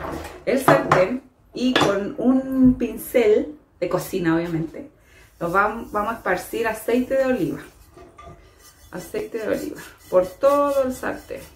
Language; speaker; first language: Spanish; native; Spanish